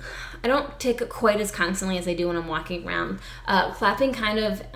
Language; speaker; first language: English; native; English